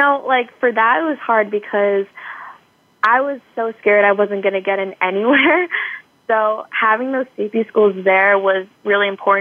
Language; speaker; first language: English; native; English